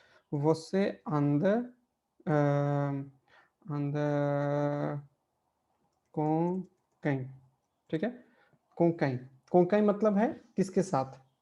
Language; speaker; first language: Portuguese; non-native, fluent; Hindi